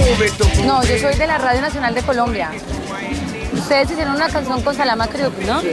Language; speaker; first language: Spanish; native; Spanish